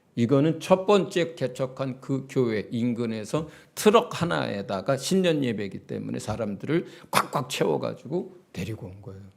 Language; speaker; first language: Korean; native; Korean